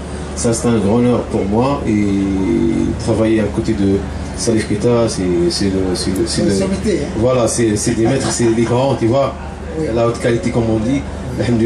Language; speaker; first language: French; non-native, fluent; Tachelhit